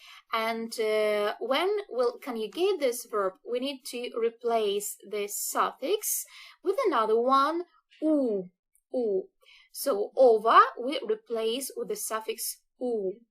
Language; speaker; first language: English; non-native, fluent; Russian